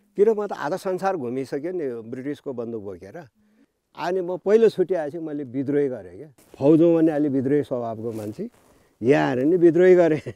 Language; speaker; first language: Nepali; non-native, local second language; Gurung